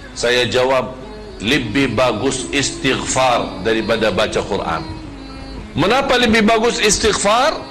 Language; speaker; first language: Malay; non-native, fluent; Arabic